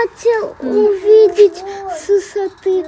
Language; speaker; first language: Russian; early bilingual, other home language; Armenian